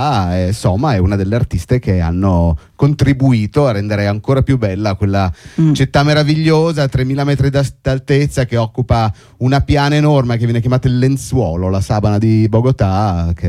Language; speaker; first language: Italian; native; Italian